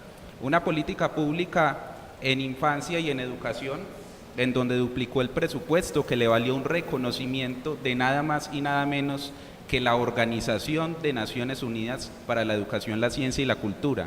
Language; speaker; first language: Spanish; native; Spanish